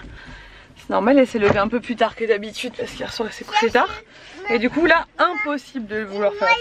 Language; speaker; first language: French; native; French